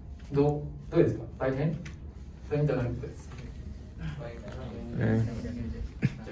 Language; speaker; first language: Japanese; non-native, fluent; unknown